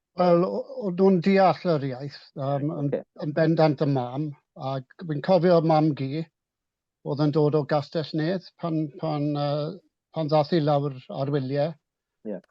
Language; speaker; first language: Welsh; non-native, local second language; English